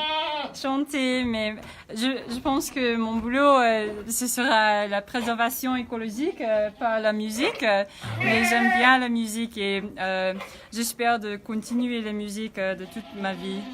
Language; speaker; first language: French; non-native, fluent; English